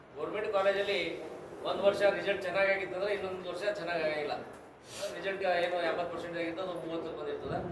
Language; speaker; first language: Kannada; non-native, local second language; Lambadi